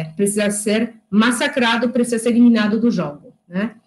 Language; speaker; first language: Portuguese; non-native, fluent; Polish